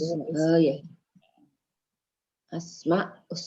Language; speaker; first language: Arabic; non-native, learner; Indonesian